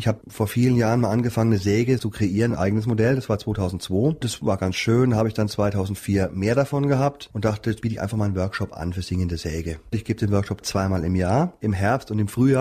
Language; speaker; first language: German; native; German